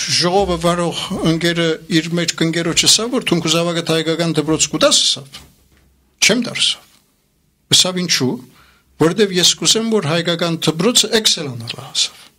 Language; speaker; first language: Armenian; early bilingual, heritage; Armenian